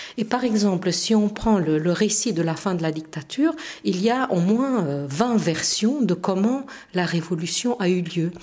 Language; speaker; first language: French; non-native, fluent; Romanian